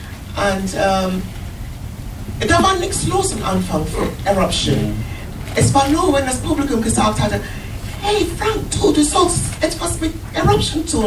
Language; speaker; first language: German; non-native, learner; English